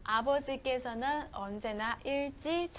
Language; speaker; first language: Korean; non-native, fluent; Chinese